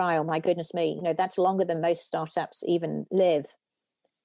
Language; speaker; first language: English; native; English